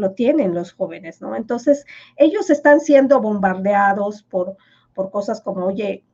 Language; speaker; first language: Spanish; non-native, local second language; Yucateco